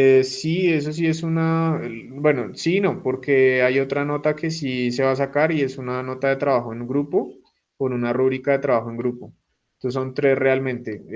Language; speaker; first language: Spanish; native; Spanish